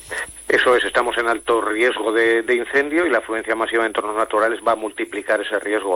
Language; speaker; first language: Spanish; native; Spanish